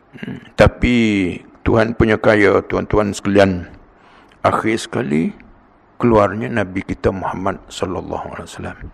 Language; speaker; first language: Malay; native; Malay